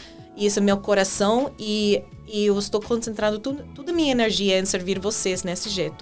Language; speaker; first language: Portuguese; non-native, fluent; English